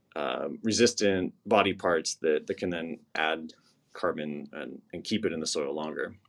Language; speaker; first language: English; native; English